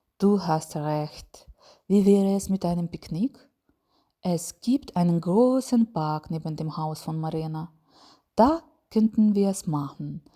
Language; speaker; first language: German; non-native, fluent; Ukrainian